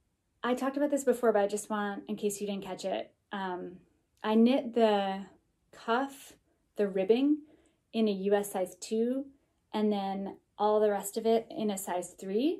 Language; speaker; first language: English; native; English